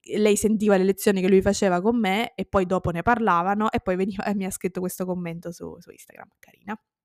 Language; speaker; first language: Italian; native; Italian